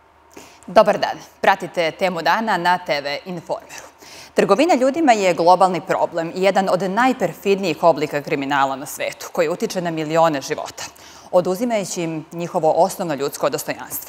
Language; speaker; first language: Serbian; native; Serbian